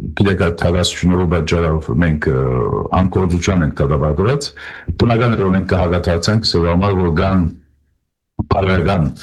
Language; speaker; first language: Armenian; early bilingual, heritage; Armenian